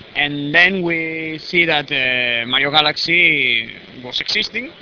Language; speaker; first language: English; non-native, learner; Spanish